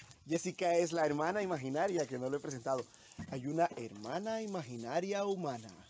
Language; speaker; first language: Spanish; native; Spanish